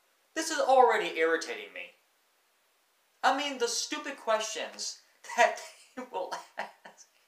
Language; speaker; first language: English; native; English